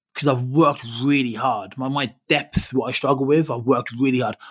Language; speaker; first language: English; native; English